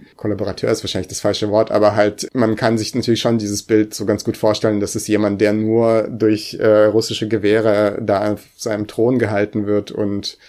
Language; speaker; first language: German; early bilingual, other home language; Russian